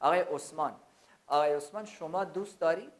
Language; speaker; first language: Persian; non-native, fluent; Urdu